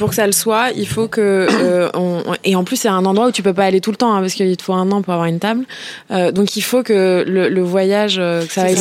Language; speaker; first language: French; native; French